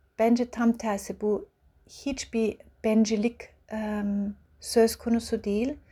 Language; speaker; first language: Turkish; early bilingual, heritage; Turkish